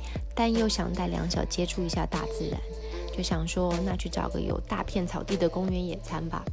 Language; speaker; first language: Chinese; native; Chinese